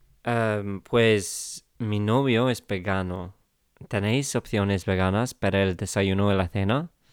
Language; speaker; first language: Spanish; non-native, fluent; English